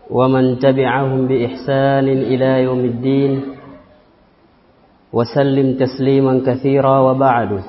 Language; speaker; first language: Arabic; non-native, fluent; Swahili